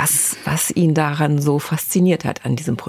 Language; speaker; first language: German; native; German